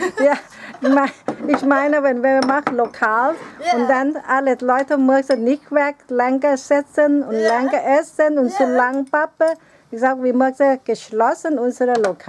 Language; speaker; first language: German; non-native, learner; Thai